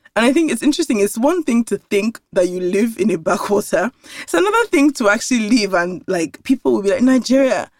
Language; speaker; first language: English; non-native, local second language; Yoruba